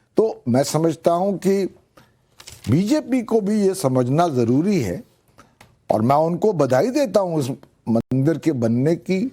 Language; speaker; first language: Hindi; native; Hindi